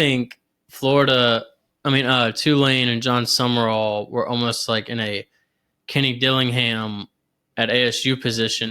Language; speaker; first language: English; native; English